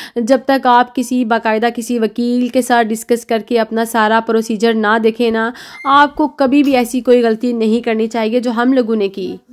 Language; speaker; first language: Urdu; native; Urdu